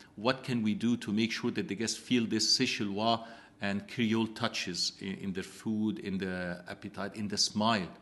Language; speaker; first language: English; non-native, fluent; Italian